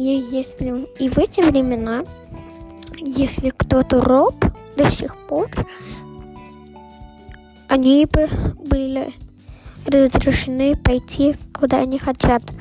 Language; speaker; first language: Russian; early bilingual, heritage; Russian